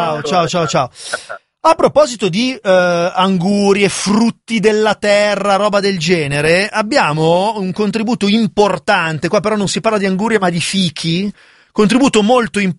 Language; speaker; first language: Italian; native; Italian